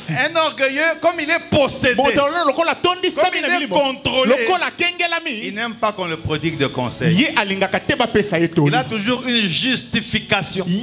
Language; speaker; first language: French; non-native, local second language; Lingala